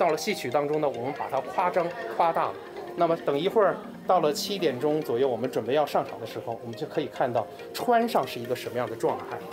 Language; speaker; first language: Chinese; native; Chinese